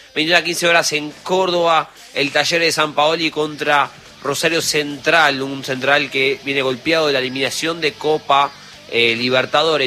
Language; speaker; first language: Spanish; native; Spanish